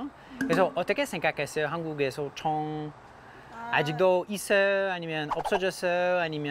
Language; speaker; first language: Korean; non-native, learner; English